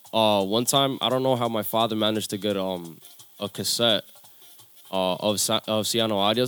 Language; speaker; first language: English; early bilingual, other home language; Spanish